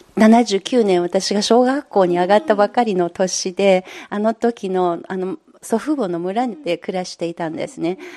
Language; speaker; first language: Japanese; non-native, fluent; Chinese